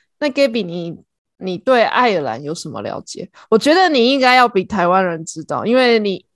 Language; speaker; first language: Chinese; native; Chinese